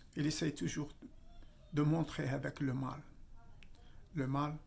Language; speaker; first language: French; non-native, local second language; Arabic